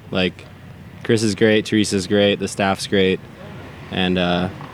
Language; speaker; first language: English; native; English